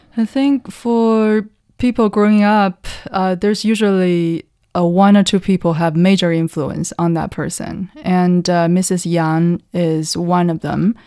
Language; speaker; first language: English; non-native, fluent; Chinese